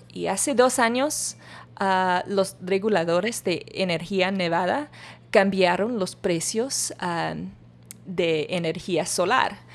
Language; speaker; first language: Spanish; non-native, learner; English